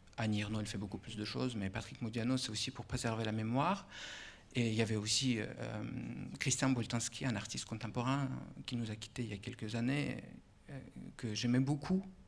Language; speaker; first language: French; non-native, fluent; Russian